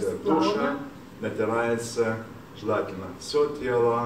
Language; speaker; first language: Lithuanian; non-native, learner; Russian